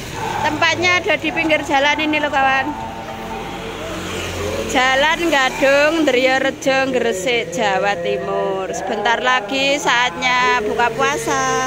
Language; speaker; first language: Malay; non-native, local second language; Javanese